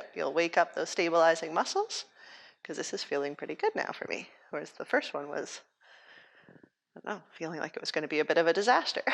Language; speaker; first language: English; native; English